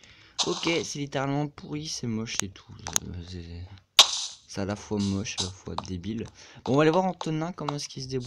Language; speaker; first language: French; native; French